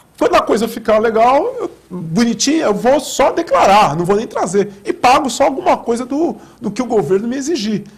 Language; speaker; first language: Portuguese; native; Portuguese